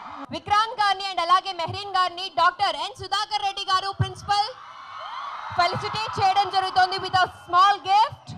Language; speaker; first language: Telugu; native; Telugu